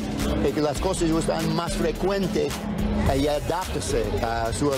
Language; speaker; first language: Spanish; non-native, fluent; English